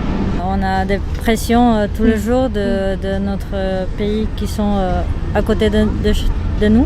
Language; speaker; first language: French; non-native, fluent; Macedonian